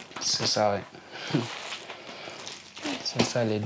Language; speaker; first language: French; non-native, learner; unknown